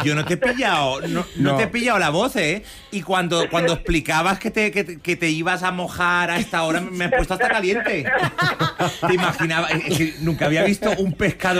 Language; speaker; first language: Spanish; native; Spanish